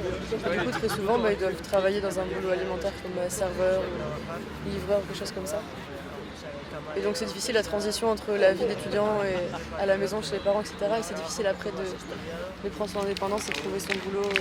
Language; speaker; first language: French; native; French